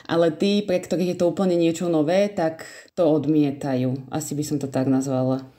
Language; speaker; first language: Slovak; native; Slovak